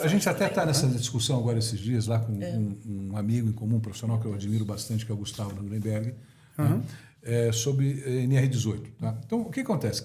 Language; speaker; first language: Portuguese; native; Portuguese